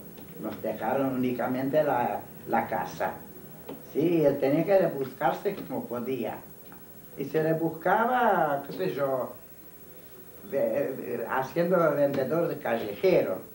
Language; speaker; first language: Spanish; non-native, fluent; Hungarian